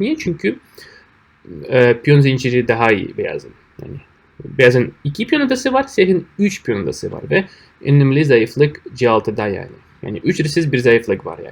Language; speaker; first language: Turkish; non-native, fluent; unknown